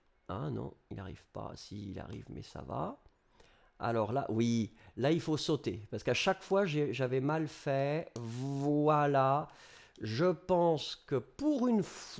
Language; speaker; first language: French; native; French